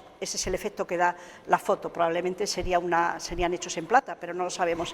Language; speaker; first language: Spanish; native; Spanish